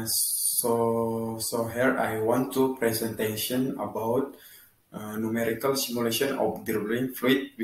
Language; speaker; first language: English; non-native, learner; Indonesian